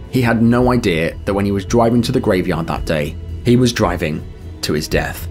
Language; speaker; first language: English; native; English